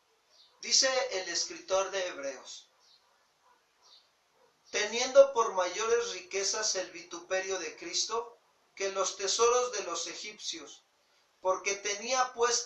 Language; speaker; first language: Spanish; native; Spanish